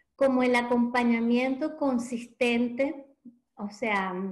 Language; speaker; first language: Spanish; native; Spanish